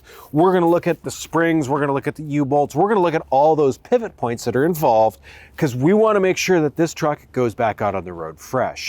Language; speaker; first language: English; native; English